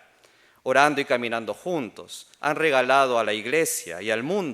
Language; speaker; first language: Spanish; native; Spanish